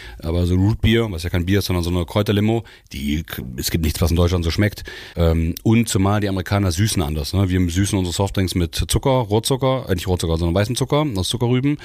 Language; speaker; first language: German; native; German